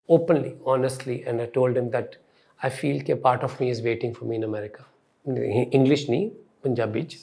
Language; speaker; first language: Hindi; non-native, local second language; Punjabi